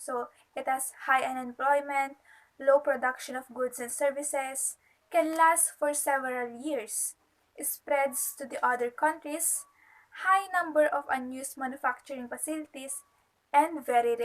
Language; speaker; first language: English; non-native, local second language; Filipino